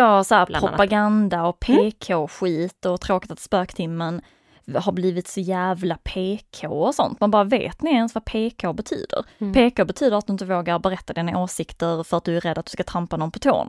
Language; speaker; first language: Swedish; native; Swedish